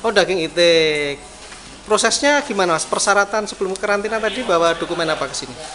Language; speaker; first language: Indonesian; native; Indonesian